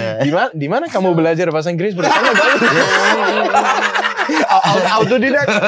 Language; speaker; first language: Indonesian; non-native, learner; Danish